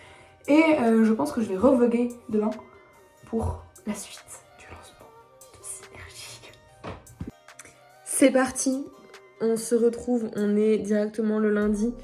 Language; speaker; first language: French; native; French